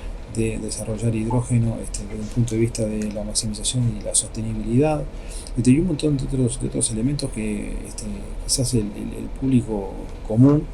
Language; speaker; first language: Spanish; native; Spanish